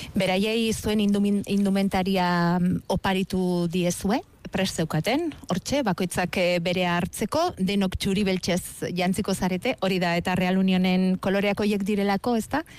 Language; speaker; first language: Basque; native; Basque